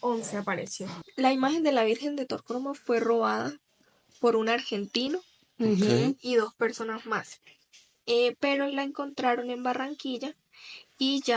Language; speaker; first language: Spanish; native; Spanish